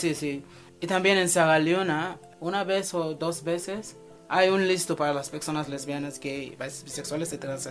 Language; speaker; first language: Spanish; non-native, fluent; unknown